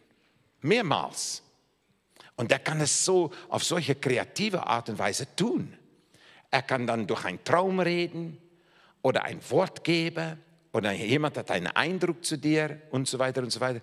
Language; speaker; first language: German; non-native, fluent; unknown